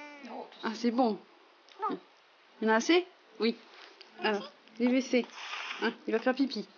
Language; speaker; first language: French; native; French